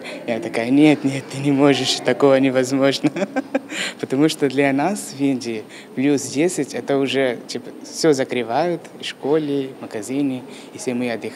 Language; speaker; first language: Russian; non-native, fluent; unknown